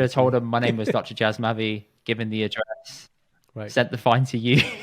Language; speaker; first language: English; early bilingual, other home language; Punjabi